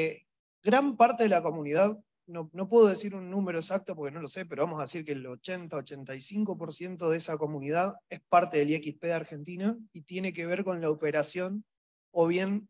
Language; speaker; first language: Spanish; native; Spanish